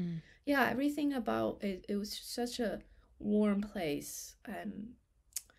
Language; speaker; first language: English; non-native, fluent; Chinese